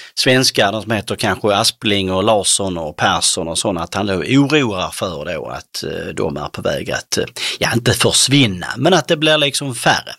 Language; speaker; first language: Swedish; native; Swedish